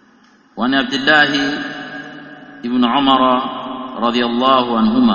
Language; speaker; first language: Arabic; non-native, fluent; Swahili